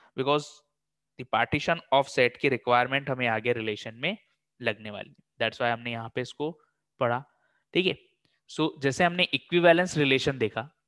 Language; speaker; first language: Hindi; native; Hindi